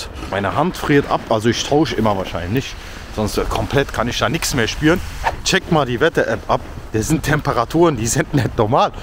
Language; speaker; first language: German; native; German